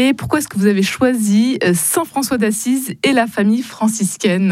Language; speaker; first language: French; native; French